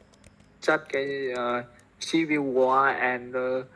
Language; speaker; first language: English; non-native, learner; Vietnamese